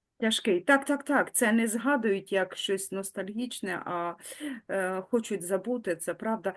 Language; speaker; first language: Ukrainian; native; Ukrainian